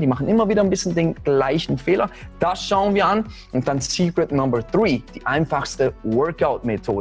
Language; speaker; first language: German; native; German